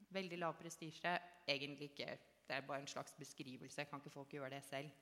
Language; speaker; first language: Norwegian; native; Norwegian